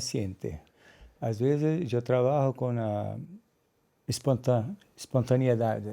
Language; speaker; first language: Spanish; non-native, learner; Portuguese